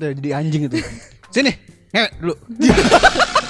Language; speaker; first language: Indonesian; native; Indonesian